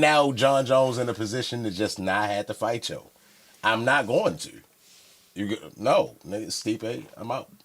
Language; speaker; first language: English; native; English